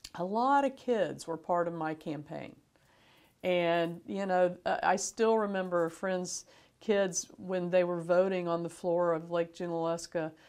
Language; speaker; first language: English; native; English